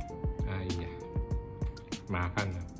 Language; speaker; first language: Chinese; non-native, fluent; Indonesian